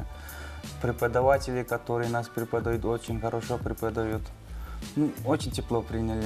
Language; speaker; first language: Russian; non-native, fluent; Turkmen